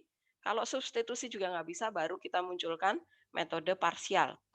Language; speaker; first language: Indonesian; native; Indonesian